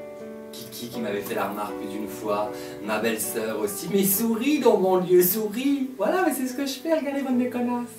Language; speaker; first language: French; native; French